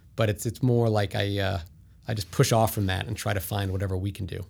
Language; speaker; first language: English; native; English